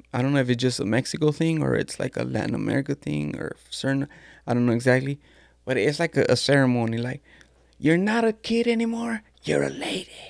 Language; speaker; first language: English; early bilingual, other home language; Spanish